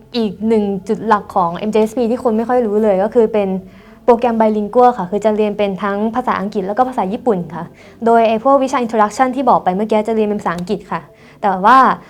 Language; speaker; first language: Thai; native; Thai